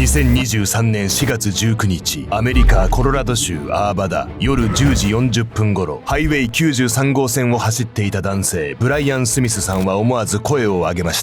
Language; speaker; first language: Japanese; native; Japanese